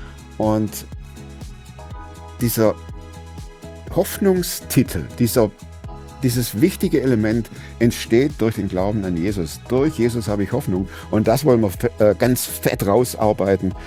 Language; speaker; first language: German; native; German